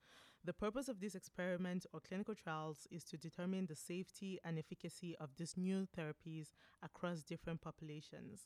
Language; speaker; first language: English; non-native, local second language; French